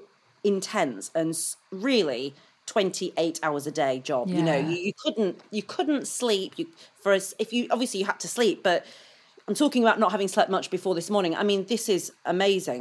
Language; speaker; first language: English; native; English